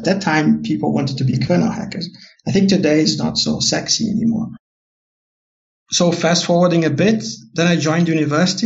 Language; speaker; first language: English; non-native, fluent; Portuguese